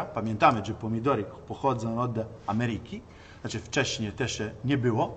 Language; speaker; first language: Polish; non-native, learner; Italian